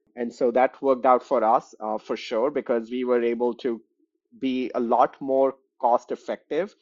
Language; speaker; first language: English; non-native, local second language; Hindi